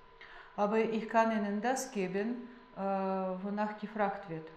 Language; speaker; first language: German; non-native, fluent; Russian